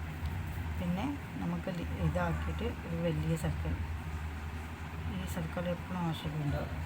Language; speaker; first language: Malayalam; non-native, fluent; Hindi